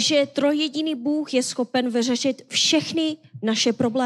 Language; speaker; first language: Czech; non-native, learner; Korean